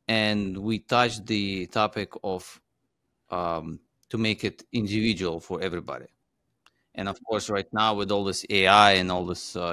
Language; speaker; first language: English; non-native, fluent; Uzbek